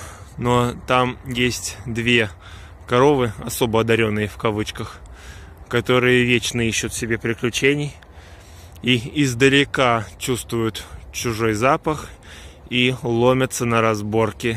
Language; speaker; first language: Russian; native; Russian